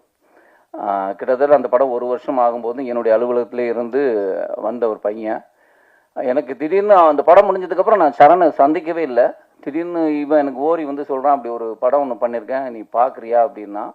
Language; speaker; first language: Tamil; native; Tamil